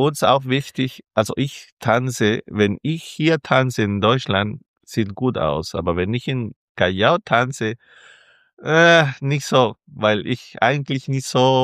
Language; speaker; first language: German; non-native, fluent; Spanish